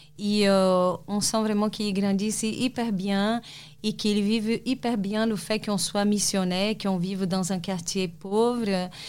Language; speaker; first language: French; non-native, fluent; Portuguese